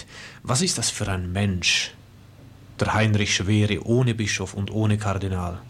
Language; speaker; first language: German; native; German